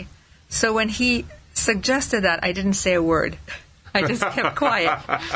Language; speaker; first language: English; native; English